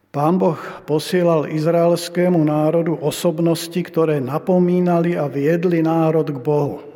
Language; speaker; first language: Slovak; native; Slovak